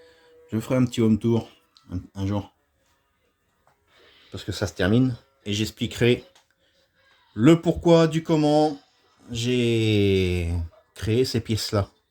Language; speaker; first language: French; native; French